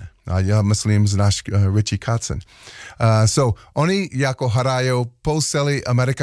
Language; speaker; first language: Czech; non-native, learner; English